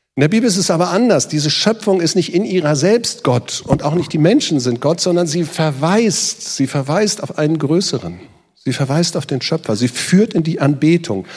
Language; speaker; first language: German; native; German